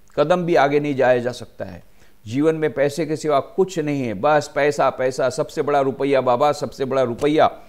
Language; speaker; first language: Hindi; non-native, local second language; Gujarati